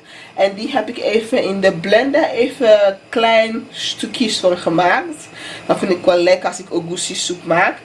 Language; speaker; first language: Dutch; non-native, fluent; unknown